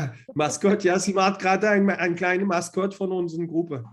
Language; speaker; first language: German; non-native, learner; French